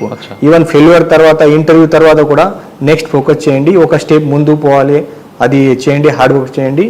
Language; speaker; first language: Telugu; non-native, learner; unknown